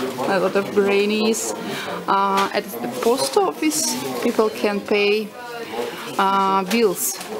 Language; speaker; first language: English; non-native, learner; Russian